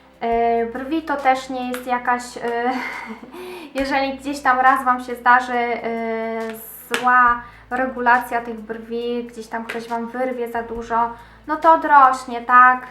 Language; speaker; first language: Polish; native; Polish